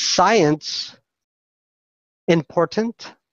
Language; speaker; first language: English; non-native, fluent; Filipino